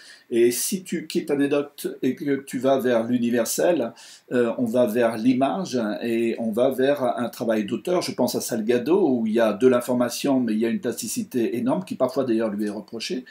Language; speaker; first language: French; native; French